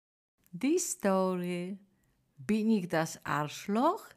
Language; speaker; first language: German; non-native, learner; Polish